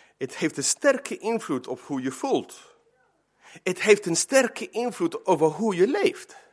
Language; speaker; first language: Dutch; non-native, fluent; Spanish